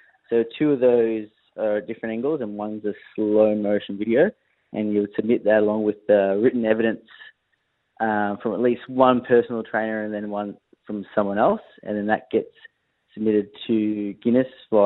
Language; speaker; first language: English; native; English